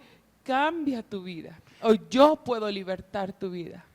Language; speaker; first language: Spanish; native; Spanish